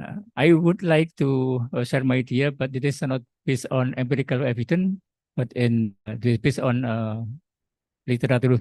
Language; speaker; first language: English; non-native, learner; Indonesian